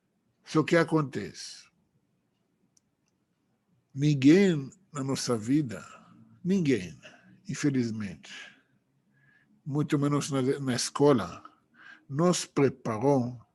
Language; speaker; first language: Portuguese; non-native, fluent; Hebrew